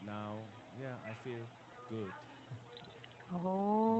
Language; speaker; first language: English; non-native, learner; Korean